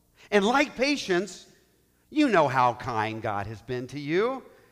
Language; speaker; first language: English; native; English